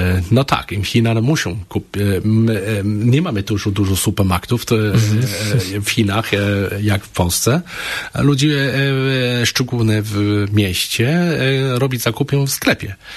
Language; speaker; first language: Polish; non-native, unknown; Chinese